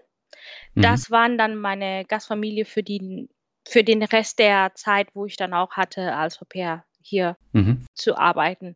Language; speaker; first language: German; non-native, fluent; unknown